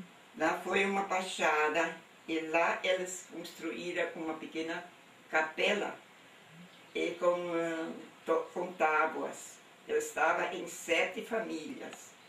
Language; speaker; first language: Portuguese; non-native, local second language; German